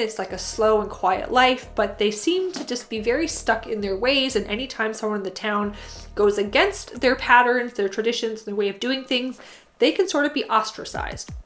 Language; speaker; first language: English; native; English